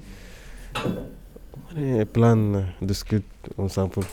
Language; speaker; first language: French; non-native, learner; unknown